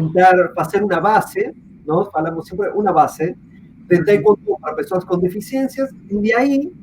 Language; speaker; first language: Portuguese; non-native, fluent; Spanish